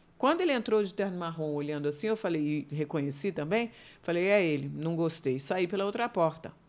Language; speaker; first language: Portuguese; native; Portuguese